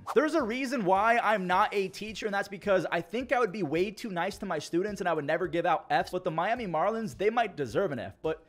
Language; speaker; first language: English; native; English